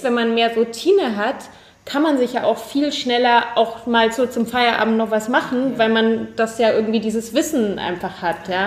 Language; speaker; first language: German; native; German